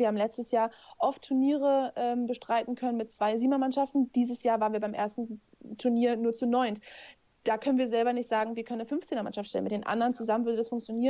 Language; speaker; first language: German; native; German